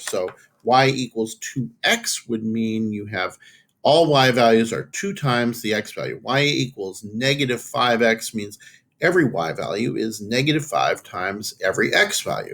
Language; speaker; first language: English; native; English